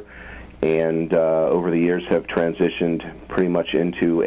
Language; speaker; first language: English; native; English